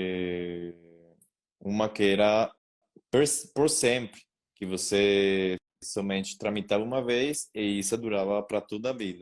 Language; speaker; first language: Portuguese; non-native, learner; Spanish